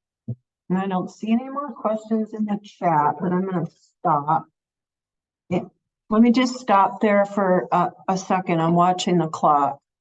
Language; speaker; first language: English; native; English